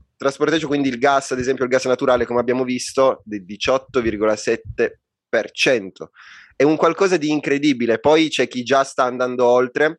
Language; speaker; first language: Italian; native; Italian